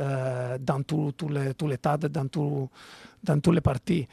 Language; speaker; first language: French; non-native, learner; Italian